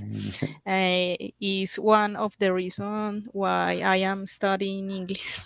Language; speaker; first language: English; non-native, learner; Spanish